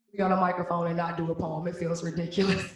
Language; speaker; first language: English; native; English